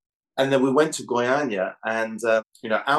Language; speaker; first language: English; native; English